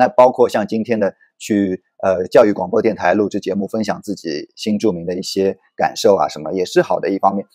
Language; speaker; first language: Chinese; native; Chinese